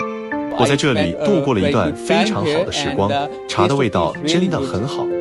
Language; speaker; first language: Chinese; non-native, learner; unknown